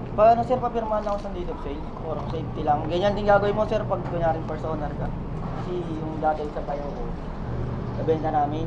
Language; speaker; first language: Filipino; native; Filipino